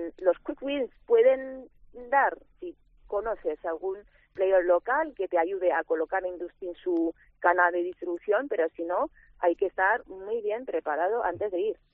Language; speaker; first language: Spanish; non-native, fluent; Chinese